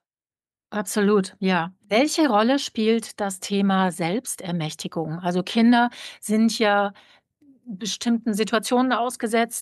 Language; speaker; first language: German; native; German